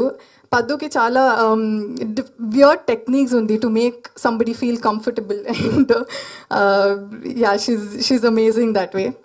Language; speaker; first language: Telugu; non-native, learner; Malayalam